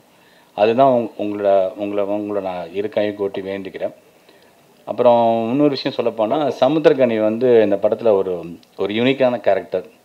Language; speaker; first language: Tamil; native; Tamil